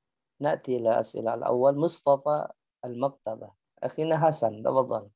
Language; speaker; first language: Arabic; non-native, fluent; Indonesian